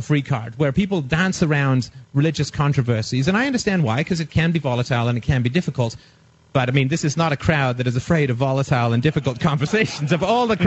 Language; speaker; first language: English; native; English